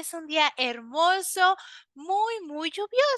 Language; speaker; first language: Spanish; native; Spanish